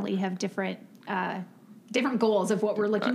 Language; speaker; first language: English; native; English